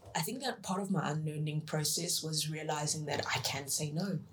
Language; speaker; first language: English; early bilingual, other home language; Chinese